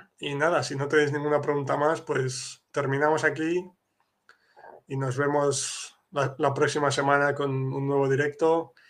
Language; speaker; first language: Spanish; native; Spanish